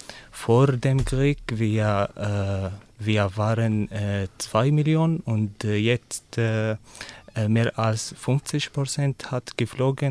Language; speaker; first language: German; non-native, learner; Arabic